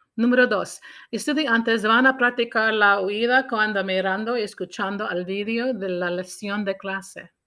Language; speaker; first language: Spanish; non-native, learner; English